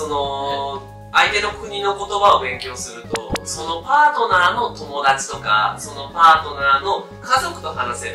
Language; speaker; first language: Japanese; native; Japanese